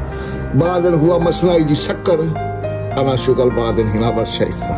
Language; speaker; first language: Arabic; non-native, learner; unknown